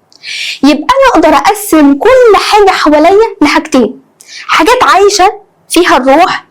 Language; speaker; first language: Arabic; native; Arabic